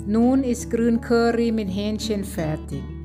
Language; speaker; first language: German; non-native, fluent; Thai